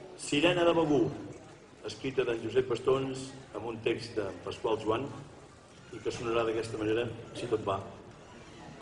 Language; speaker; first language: Catalan; native; Catalan